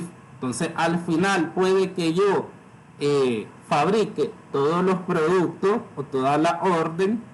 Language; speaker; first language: Spanish; native; Spanish